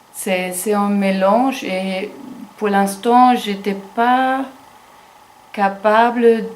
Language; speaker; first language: French; non-native, fluent; German